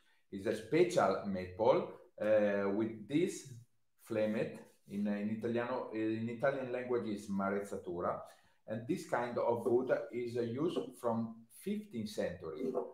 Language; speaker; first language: English; non-native, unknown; Italian